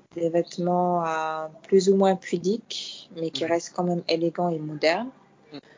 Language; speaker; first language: French; non-native, local second language; Fula